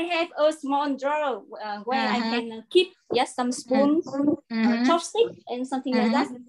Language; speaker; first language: English; non-native, learner; Vietnamese